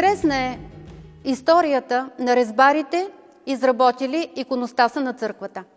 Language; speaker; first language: Bulgarian; native; Bulgarian